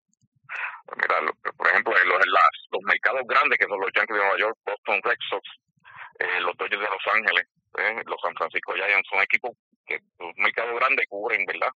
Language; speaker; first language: Spanish; native; Spanish